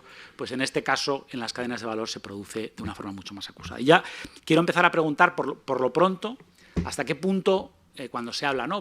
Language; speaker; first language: Spanish; native; Spanish